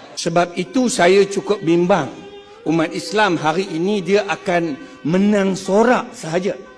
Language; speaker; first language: Malay; non-native, local second language; Chinese